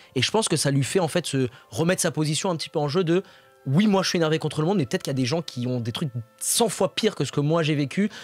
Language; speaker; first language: French; native; French